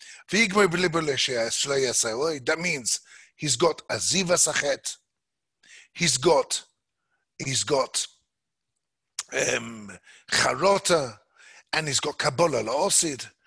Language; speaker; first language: English; native; English